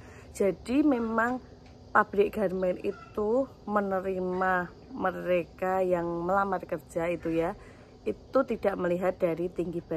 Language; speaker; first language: Indonesian; native; Indonesian